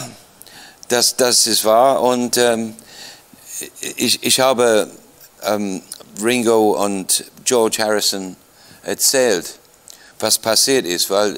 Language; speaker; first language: German; non-native, fluent; English